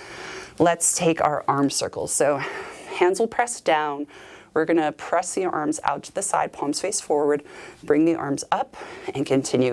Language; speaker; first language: English; native; English